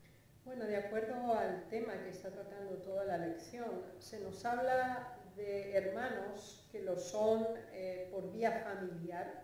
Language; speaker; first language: Spanish; native; Spanish